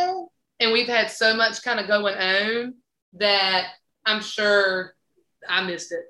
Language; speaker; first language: English; native; English